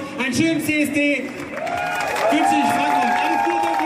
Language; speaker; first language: German; native; German